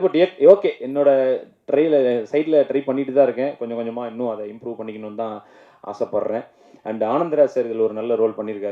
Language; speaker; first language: Tamil; native; Tamil